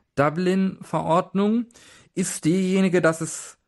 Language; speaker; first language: German; native; German